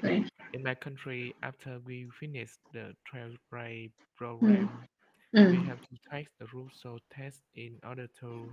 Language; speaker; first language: English; non-native, learner; Vietnamese